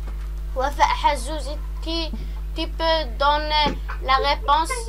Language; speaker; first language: French; non-native, local second language; Arabic